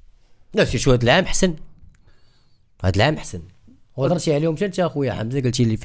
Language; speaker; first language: Arabic; native; Arabic